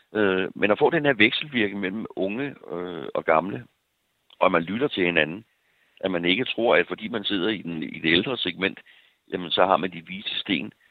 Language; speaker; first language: Danish; native; Danish